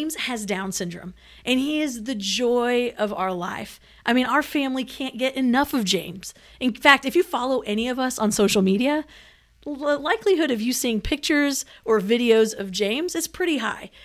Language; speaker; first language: English; native; English